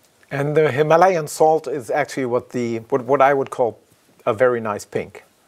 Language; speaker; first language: English; non-native, fluent; German